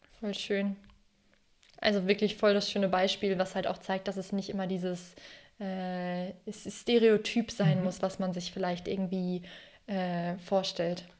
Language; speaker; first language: German; native; German